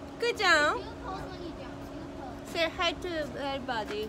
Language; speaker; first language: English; non-native, learner; Japanese